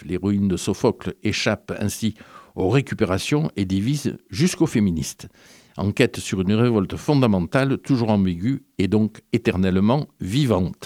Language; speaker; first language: French; native; French